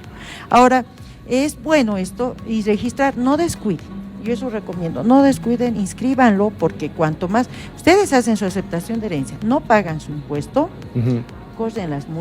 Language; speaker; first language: Spanish; native; Spanish